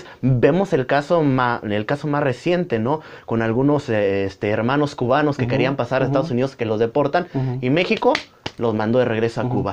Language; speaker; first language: Spanish; native; Spanish